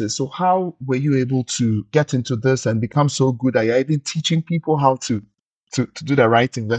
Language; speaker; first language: English; non-native, local second language; Akan